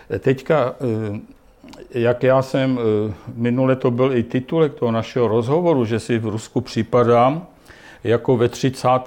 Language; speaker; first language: Czech; native; Czech